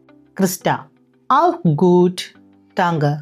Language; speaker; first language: German; non-native, fluent; Malayalam